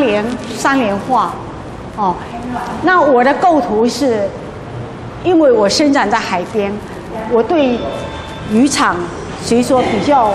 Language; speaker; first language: Chinese; native; Chinese